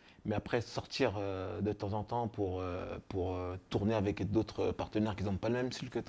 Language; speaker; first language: French; native; French